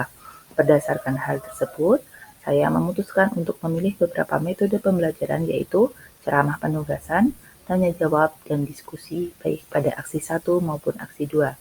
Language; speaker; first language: Indonesian; native; Indonesian